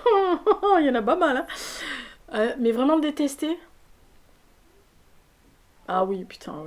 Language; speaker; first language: French; native; French